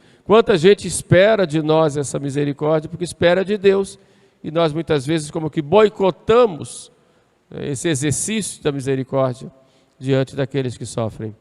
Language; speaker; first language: Portuguese; native; Portuguese